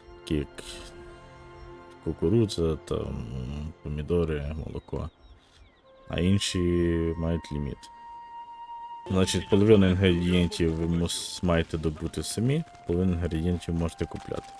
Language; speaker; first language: Ukrainian; native; Ukrainian